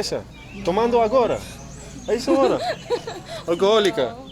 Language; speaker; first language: Portuguese; non-native, learner; English